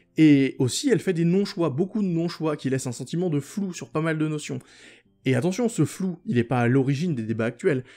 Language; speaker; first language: French; native; French